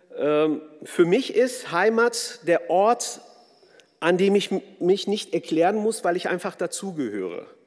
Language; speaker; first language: German; early bilingual, other home language; Kurdish